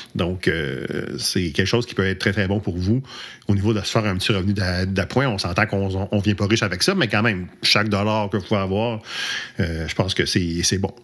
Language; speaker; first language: French; native; French